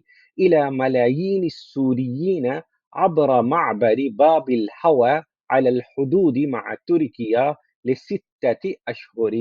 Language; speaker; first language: Arabic; non-native, fluent; Urdu